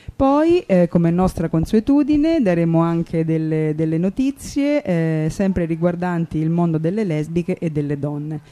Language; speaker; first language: Italian; native; Italian